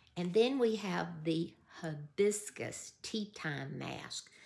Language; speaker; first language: English; native; English